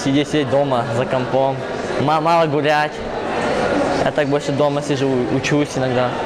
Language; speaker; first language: Russian; early bilingual, other home language; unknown